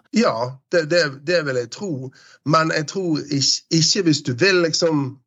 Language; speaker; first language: Norwegian; native; Norwegian